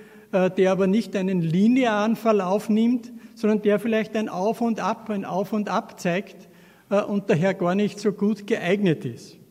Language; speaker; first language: German; native; German